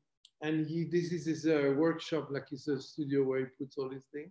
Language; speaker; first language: English; non-native, fluent; French